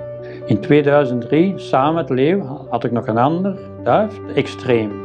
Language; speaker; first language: Dutch; native; Dutch